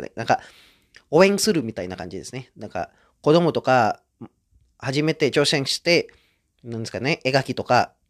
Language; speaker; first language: Japanese; non-native, fluent; Indonesian